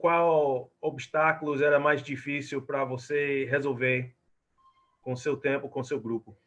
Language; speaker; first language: Portuguese; non-native, fluent; English